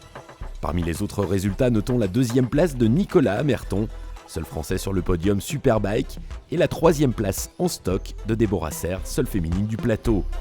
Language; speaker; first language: French; native; French